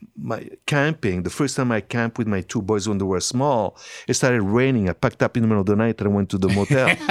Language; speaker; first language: English; non-native, fluent; French